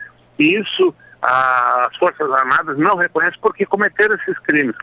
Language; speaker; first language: Portuguese; native; Portuguese